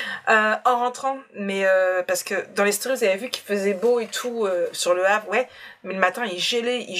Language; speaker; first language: French; native; French